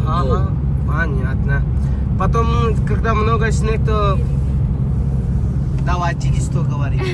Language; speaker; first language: Russian; non-native, learner; Hindi